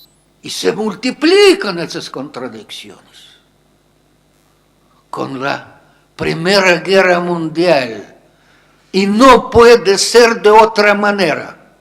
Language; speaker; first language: Spanish; non-native, fluent; Russian